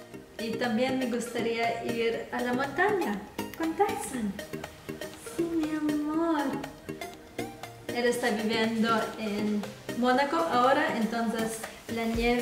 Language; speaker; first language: Spanish; non-native, fluent; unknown